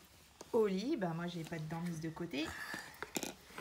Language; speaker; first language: French; native; French